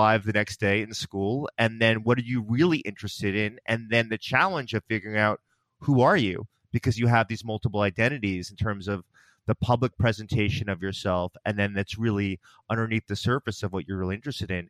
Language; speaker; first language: English; native; English